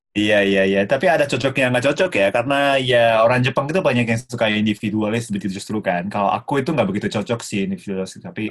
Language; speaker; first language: Indonesian; non-native, fluent; Japanese